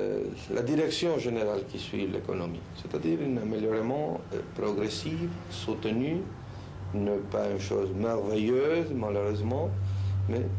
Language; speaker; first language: French; non-native, fluent; Spanish